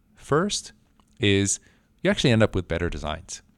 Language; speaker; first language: English; non-native, fluent; Spanish